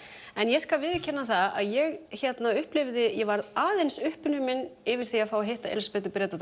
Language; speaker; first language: Icelandic; native; Icelandic